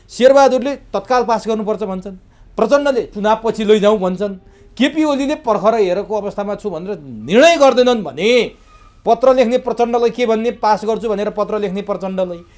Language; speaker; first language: Nepali; native; Nepali